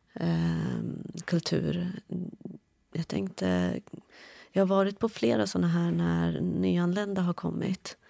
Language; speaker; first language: Swedish; early bilingual, other home language; Kurdish